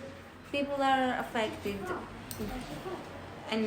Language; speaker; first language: English; non-native, learner; Greek